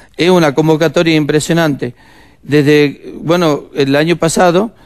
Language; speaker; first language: Spanish; native; Spanish